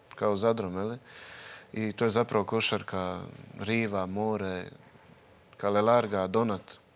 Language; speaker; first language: Croatian; native; Croatian